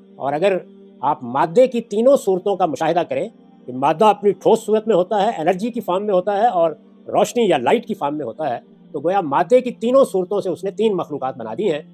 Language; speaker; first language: Urdu; non-native, local second language; Punjabi